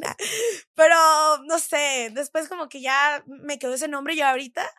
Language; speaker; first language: Spanish; native; Spanish